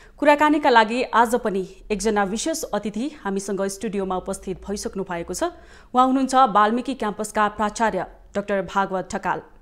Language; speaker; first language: Nepali; native; Nepali